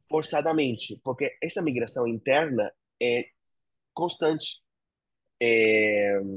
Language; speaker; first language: Portuguese; non-native, fluent; Spanish